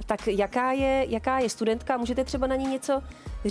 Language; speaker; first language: Czech; native; Czech